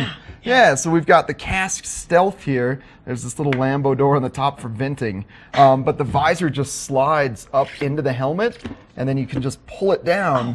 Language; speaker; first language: English; native; English